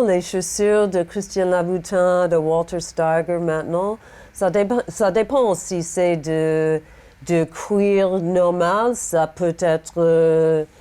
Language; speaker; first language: French; non-native, fluent; English